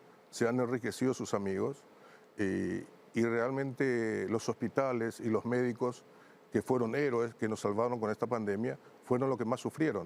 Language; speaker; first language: Spanish; native; Spanish